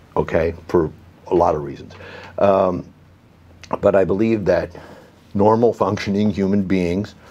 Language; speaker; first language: English; native; English